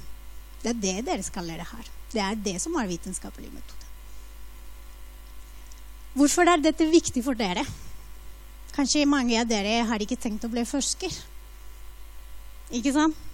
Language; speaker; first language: Norwegian; non-native, fluent; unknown